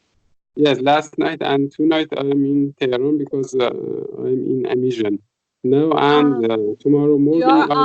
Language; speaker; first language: English; non-native, fluent; Persian